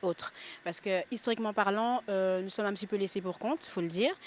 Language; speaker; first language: French; native; French